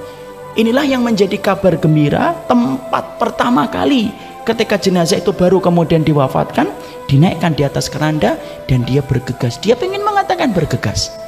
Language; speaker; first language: Indonesian; native; Indonesian